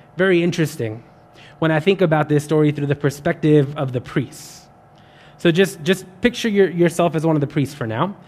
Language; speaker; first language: English; native; English